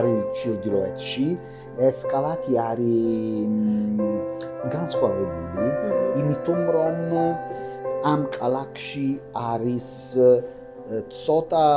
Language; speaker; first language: Georgian; non-native, learner; Italian